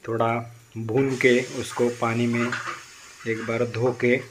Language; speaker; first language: Hindi; non-native, local second language; Marathi